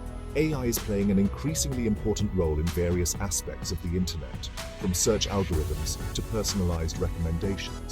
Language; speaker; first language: English; non-native, local second language; Hindi